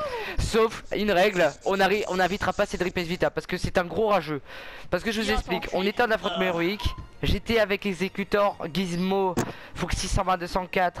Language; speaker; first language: French; native; French